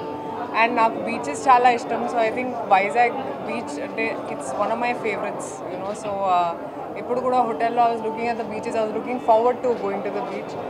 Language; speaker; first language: Telugu; non-native, fluent; Hindi